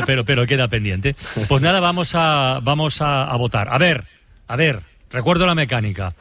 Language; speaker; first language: Spanish; native; Spanish